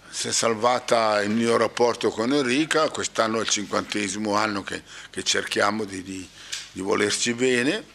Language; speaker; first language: Italian; native; Italian